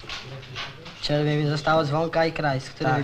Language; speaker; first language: Polish; native; Polish